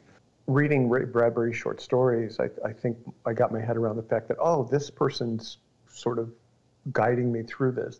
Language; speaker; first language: English; native; English